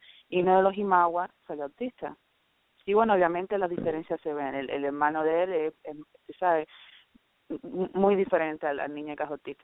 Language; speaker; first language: Spanish; early bilingual, heritage; Spanish